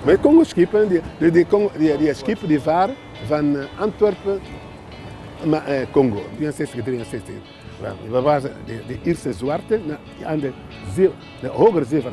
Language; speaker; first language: Dutch; non-native, learner; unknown